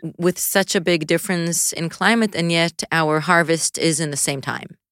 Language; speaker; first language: English; native; English